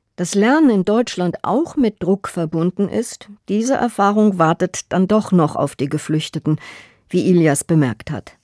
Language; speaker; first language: German; native; German